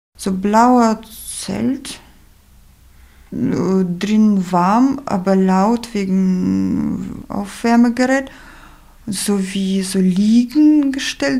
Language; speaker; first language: German; non-native, fluent; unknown